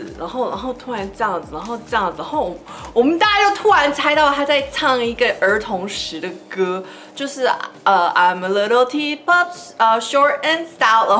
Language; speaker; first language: Chinese; early bilingual, heritage; Chinese